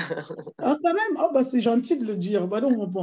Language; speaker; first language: French; native; French